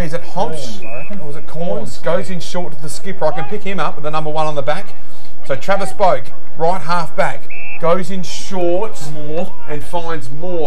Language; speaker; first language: English; native; English